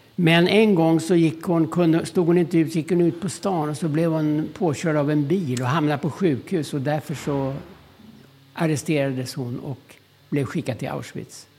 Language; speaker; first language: Swedish; early bilingual, other home language; German